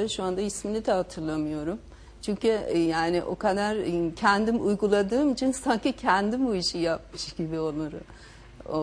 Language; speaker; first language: Turkish; non-native, fluent; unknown